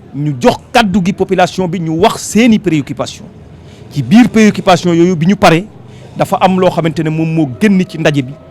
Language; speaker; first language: Wolof; native; Wolof